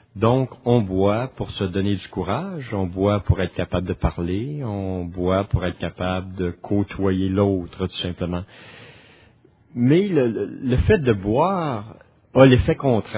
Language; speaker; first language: French; native; French